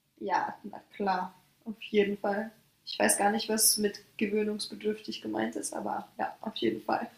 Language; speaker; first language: German; early bilingual, other home language; French